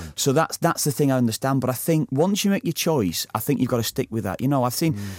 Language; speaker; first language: English; native; English